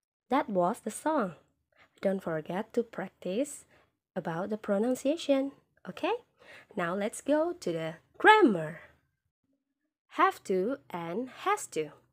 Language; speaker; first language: English; non-native, fluent; Indonesian